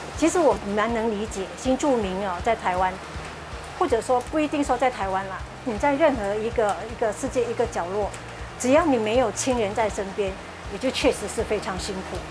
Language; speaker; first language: Chinese; non-native, fluent; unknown